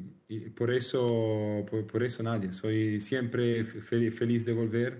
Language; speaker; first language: Spanish; non-native, learner; Italian